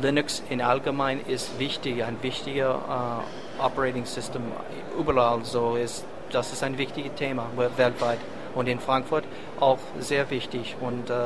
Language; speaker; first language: German; non-native, learner; English